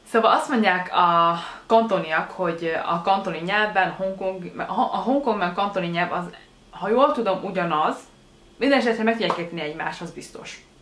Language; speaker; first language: Hungarian; early bilingual, other home language; Chinese